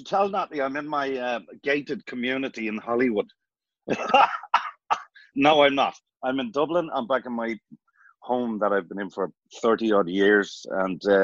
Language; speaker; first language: English; native; English